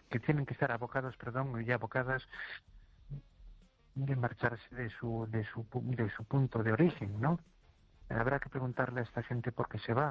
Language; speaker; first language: Spanish; native; Spanish